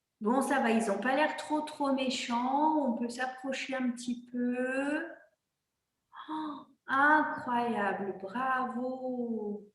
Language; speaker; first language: French; native; French